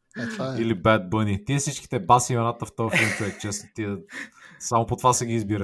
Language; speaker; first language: Bulgarian; native; Bulgarian